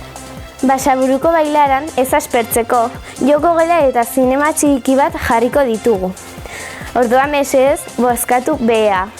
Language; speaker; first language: Basque; native; Basque